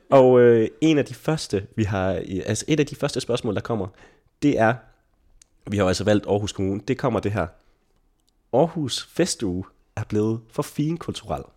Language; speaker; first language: Danish; native; Danish